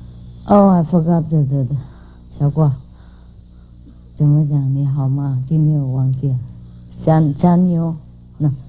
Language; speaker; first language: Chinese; non-native, fluent; Vietnamese